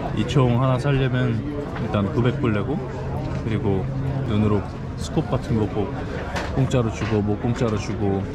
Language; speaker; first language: Korean; early bilingual, heritage; Korean